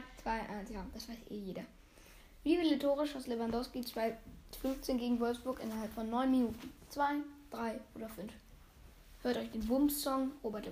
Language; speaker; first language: German; native; German